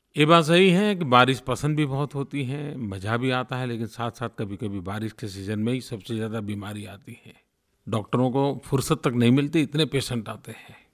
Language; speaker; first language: Hindi; non-native, local second language; Gujarati